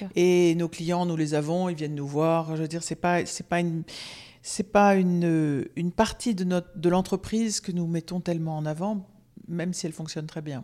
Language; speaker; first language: French; native; French